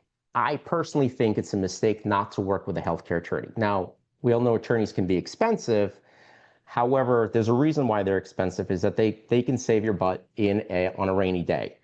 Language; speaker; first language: English; native; English